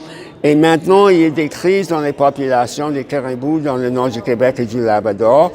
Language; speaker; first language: French; non-native, fluent; English